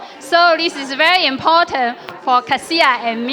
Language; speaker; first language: English; non-native, learner; Chinese